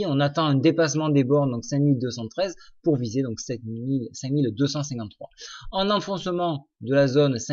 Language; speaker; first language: French; native; French